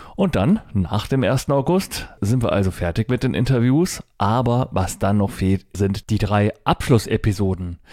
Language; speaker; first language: German; native; German